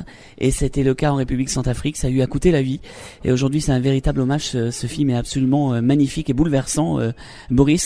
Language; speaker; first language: French; native; French